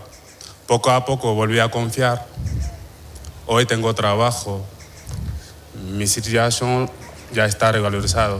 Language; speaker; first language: Spanish; non-native, fluent; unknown